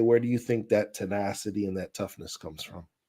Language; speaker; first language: English; native; English